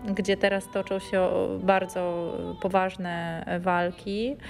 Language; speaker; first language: Polish; non-native, fluent; Ukrainian